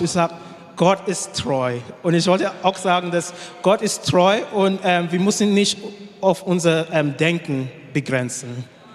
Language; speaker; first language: German; non-native, learner; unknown